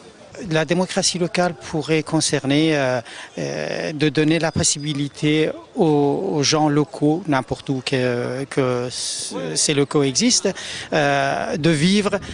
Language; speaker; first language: French; native; French